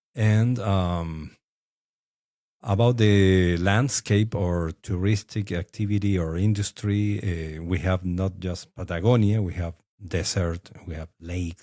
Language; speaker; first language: English; non-native, fluent; Spanish